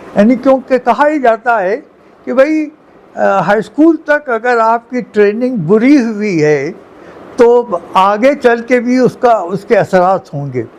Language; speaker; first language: Urdu; native; Urdu